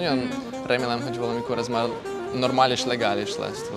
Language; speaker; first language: Hungarian; non-native, fluent; Russian